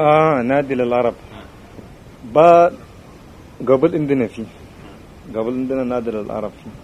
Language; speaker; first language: Arabic; native; Arabic